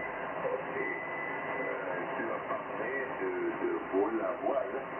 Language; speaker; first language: French; non-native, local second language; German